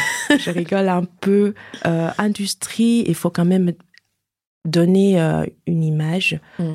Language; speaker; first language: French; non-native, fluent; Chinese